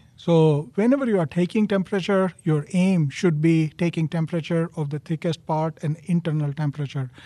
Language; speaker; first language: English; non-native, local second language; Gujarati